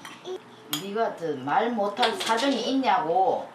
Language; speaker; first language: Korean; native; Korean